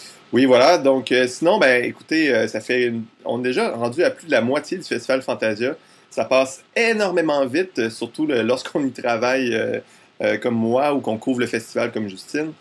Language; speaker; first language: French; native; French